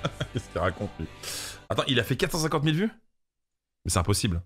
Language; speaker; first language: French; native; French